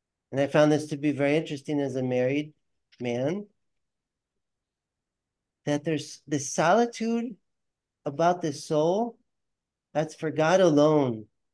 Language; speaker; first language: English; native; English